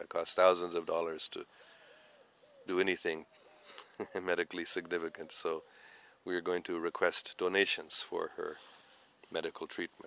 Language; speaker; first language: English; native; English